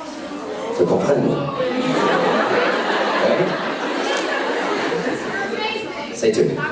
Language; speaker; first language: French; non-native, learner; English